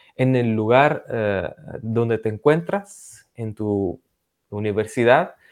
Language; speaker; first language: Spanish; non-native, fluent; Romanian